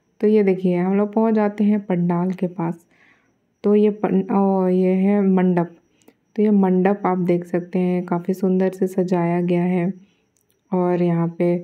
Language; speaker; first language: Hindi; non-native, local second language; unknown